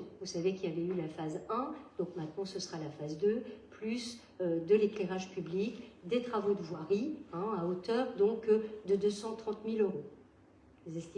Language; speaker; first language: French; native; French